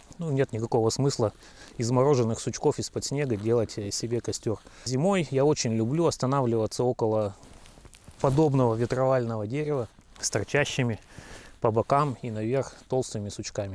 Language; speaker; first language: Russian; native; Russian